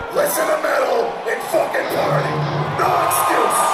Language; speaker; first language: English; native; English